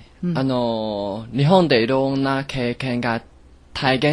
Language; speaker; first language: Japanese; non-native, learner; Chinese